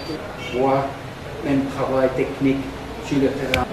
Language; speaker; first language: French; non-native, learner; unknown